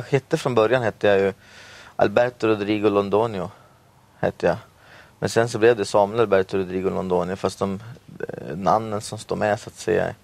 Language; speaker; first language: Swedish; early bilingual, other home language; Spanish